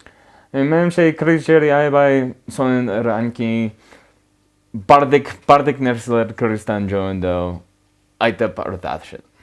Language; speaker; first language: Kyrgyz; non-native, learner; English